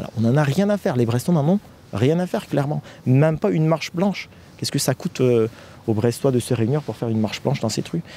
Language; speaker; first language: French; non-native, fluent; Turkish